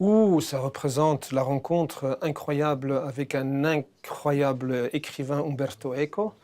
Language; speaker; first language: French; non-native, fluent; German